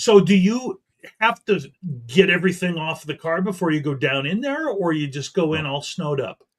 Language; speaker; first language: English; native; English